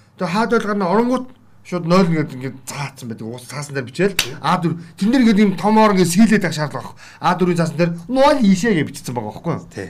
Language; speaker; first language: Mongolian; native; Mongolian